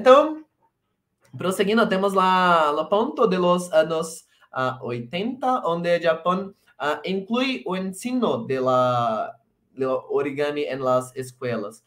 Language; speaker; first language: Spanish; non-native, local second language; Portuguese